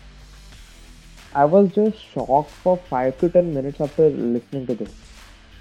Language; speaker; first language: English; non-native, local second language; Hindi